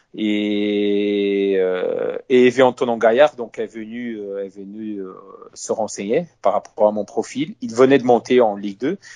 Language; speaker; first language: French; non-native, fluent; Portuguese